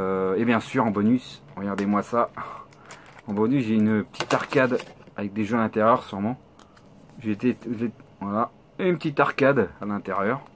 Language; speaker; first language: French; native; French